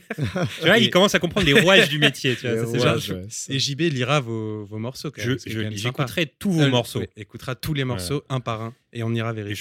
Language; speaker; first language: French; native; French